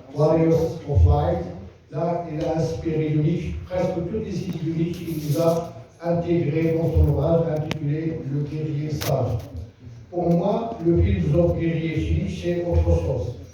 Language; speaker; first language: French; non-native, local second language; Arabic